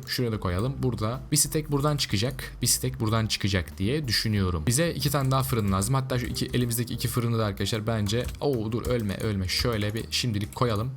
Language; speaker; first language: Turkish; native; Turkish